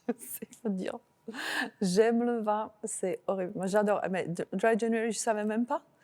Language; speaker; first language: French; non-native, fluent; Slovak